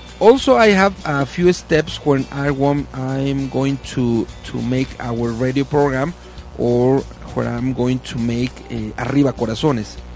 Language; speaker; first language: English; non-native, learner; Spanish